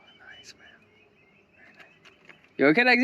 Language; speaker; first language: English; non-native, learner; French